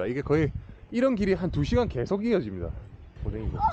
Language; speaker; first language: Korean; native; Korean